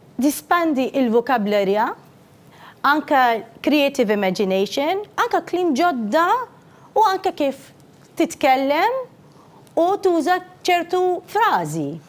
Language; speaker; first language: Maltese; non-native, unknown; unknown